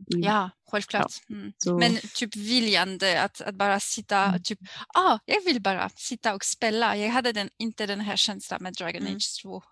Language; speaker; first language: Swedish; non-native, fluent; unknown